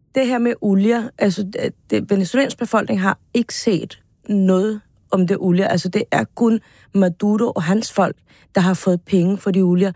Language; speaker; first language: Danish; non-native, fluent; Spanish